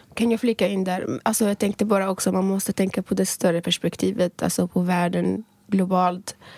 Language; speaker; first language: Swedish; non-native, fluent; Arabic